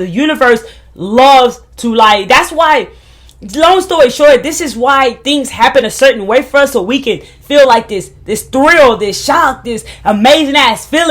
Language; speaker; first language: English; native; English